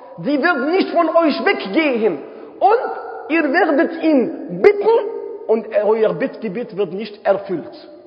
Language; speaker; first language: German; non-native, fluent; Arabic